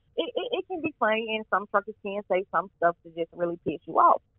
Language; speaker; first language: English; native; English